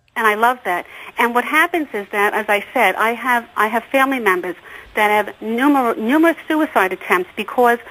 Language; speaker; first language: English; native; English